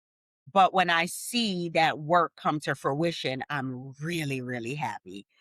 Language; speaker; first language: English; native; English